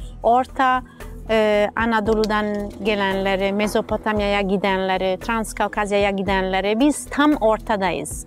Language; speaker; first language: Turkish; non-native, fluent; Italian